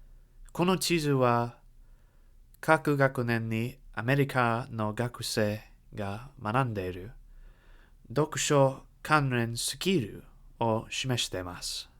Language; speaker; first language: Japanese; non-native, learner; English